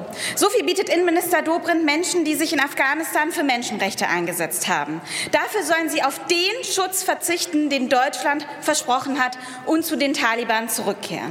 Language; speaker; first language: German; early bilingual, other home language; Persian